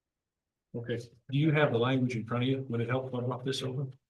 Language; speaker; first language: English; native; English